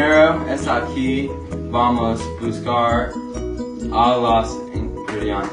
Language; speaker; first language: Spanish; non-native, learner; English